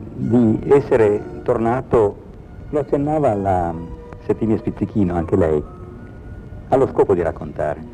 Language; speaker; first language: Italian; native; Italian